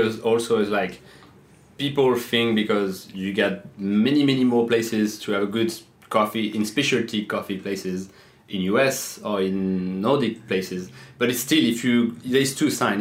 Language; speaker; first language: English; non-native, fluent; French